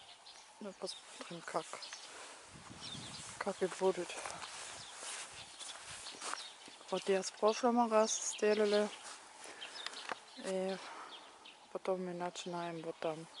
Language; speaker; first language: Russian; non-native, learner; German